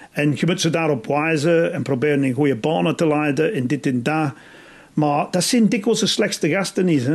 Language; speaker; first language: Dutch; non-native, fluent; English